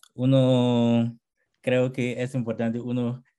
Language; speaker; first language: Spanish; non-native, fluent; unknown